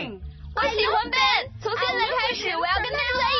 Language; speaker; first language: Chinese; native; Chinese